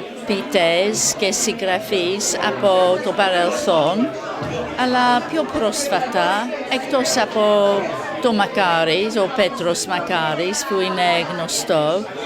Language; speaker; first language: Greek; non-native, learner; English